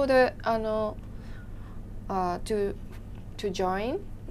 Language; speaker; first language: English; non-native, learner; Japanese